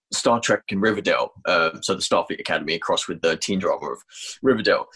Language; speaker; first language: English; native; English